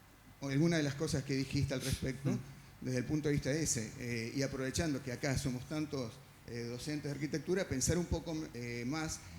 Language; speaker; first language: Spanish; native; Spanish